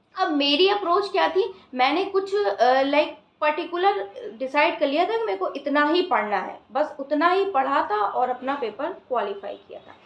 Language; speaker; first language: Hindi; native; Hindi